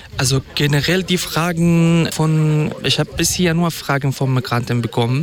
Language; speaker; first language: German; non-native, fluent; Kurdish